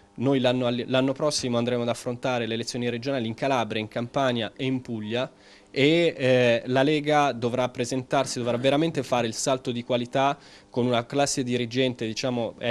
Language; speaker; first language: Italian; native; Italian